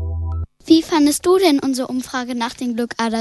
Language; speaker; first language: German; native; German